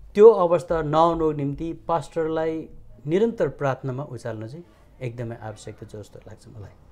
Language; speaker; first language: Nepali; native; Nepali